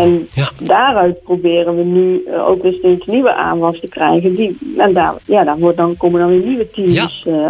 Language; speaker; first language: Dutch; native; Dutch